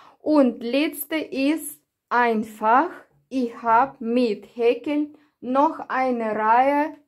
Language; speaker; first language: German; non-native, learner; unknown